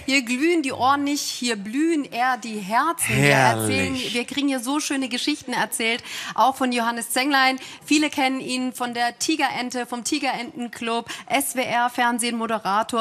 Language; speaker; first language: German; native; German